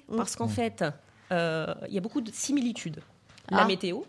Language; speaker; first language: French; native; French